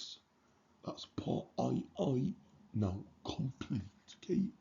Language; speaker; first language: English; native; English